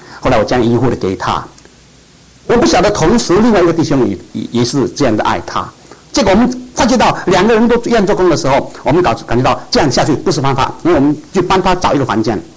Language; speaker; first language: Chinese; non-native, local second language; Cantonese